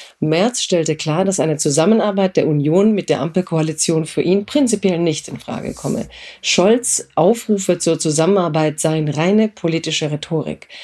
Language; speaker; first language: German; early bilingual, other home language; Croatian